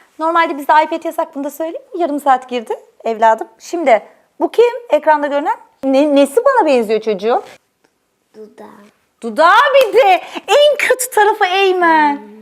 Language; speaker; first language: Turkish; native; Turkish